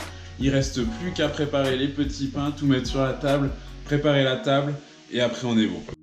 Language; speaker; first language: French; native; French